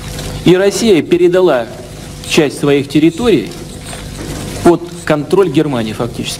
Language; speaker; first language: Russian; native; Russian